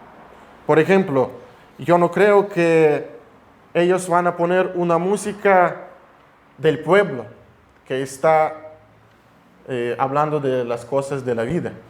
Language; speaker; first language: Spanish; non-native, fluent; Russian